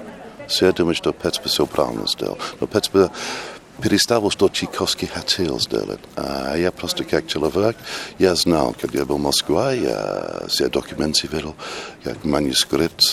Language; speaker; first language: Russian; non-native, learner; English